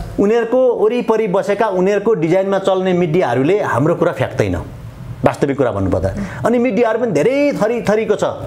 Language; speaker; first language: Nepali; non-native, local second language; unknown